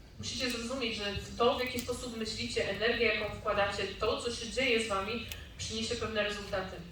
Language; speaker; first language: Polish; native; Polish